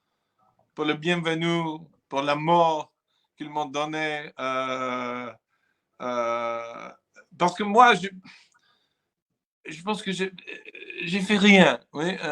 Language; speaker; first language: French; non-native, fluent; English